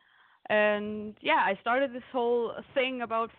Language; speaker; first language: English; non-native, fluent; German